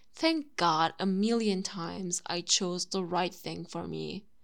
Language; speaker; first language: English; non-native, fluent; Turkish